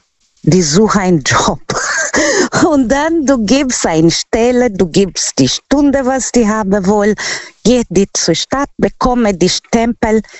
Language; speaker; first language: German; non-native, learner; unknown